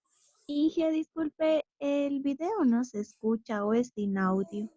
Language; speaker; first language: Spanish; native; Spanish